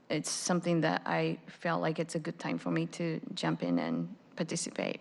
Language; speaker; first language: English; non-native, fluent; Japanese